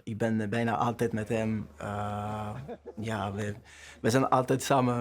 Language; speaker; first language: Dutch; non-native, learner; French